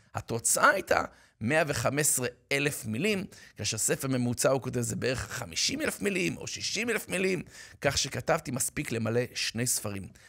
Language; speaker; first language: Hebrew; native; Hebrew